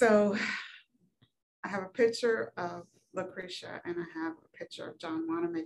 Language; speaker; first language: English; native; English